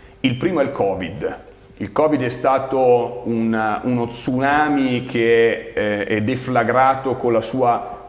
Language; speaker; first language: Italian; native; Italian